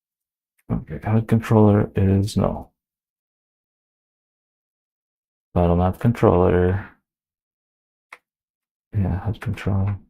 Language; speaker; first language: English; native; English